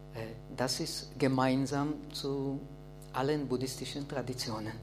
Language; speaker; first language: German; non-native, fluent; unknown